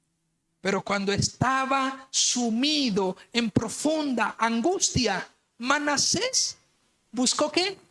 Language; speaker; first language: Spanish; native; Spanish